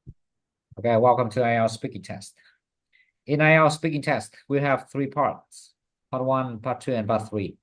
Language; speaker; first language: English; non-native, fluent; Vietnamese